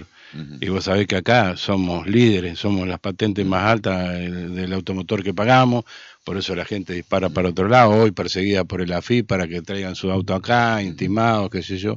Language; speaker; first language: Spanish; native; Spanish